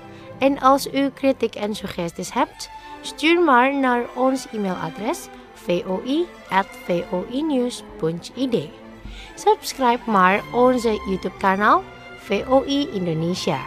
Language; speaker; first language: Dutch; non-native, learner; Indonesian